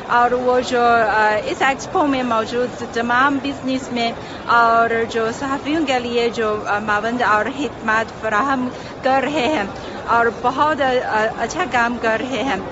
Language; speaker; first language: Urdu; non-native, fluent; Chinese